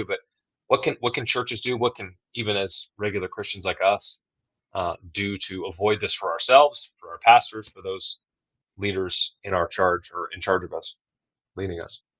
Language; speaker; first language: English; native; English